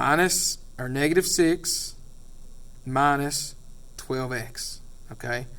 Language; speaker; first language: English; native; English